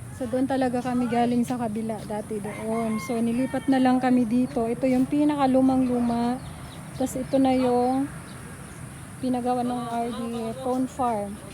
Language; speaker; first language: Filipino; non-native, local second language; Cebuano